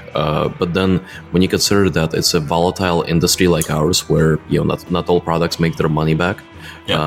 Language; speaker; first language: English; non-native, fluent; Russian